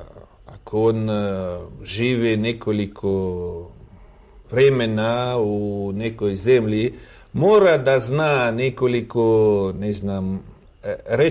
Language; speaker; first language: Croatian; non-native, fluent; Russian